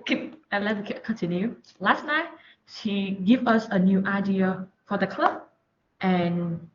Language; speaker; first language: English; non-native, learner; Vietnamese